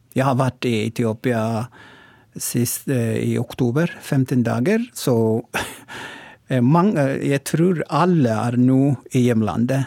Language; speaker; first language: Norwegian; non-native, learner; Oromo